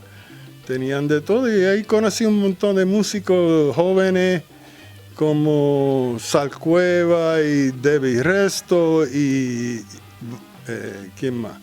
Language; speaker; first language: Spanish; early bilingual, heritage; Spanish